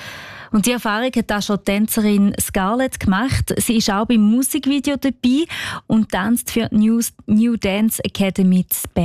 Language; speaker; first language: German; native; German